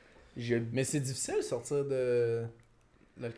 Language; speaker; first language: French; native; French